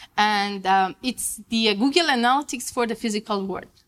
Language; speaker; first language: English; non-native, fluent; Persian